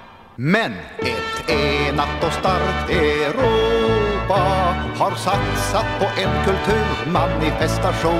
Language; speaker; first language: Swedish; native; Swedish